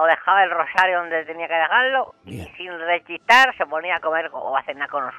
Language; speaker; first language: Spanish; native; Spanish